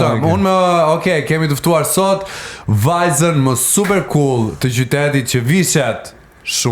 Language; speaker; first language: Albanian; native; Albanian